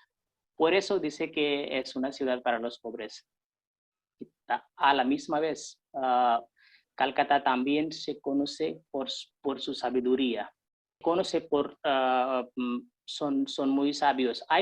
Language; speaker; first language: Spanish; non-native, fluent; Hindi